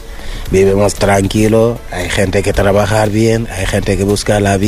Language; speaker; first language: Spanish; non-native, learner; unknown